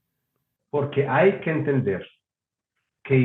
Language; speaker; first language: Spanish; non-native, fluent; Hebrew